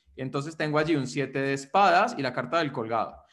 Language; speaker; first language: Spanish; native; Spanish